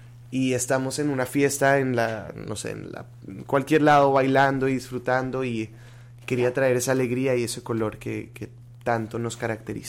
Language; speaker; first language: Spanish; native; Spanish